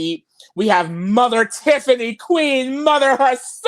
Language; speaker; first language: English; native; English